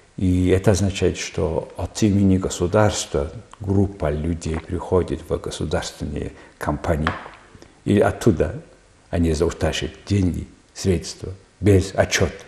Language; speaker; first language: Russian; non-native, fluent; Mongolian